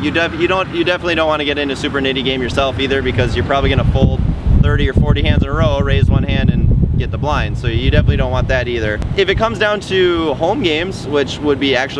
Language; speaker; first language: English; native; English